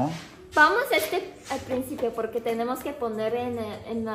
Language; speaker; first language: Spanish; non-native, learner; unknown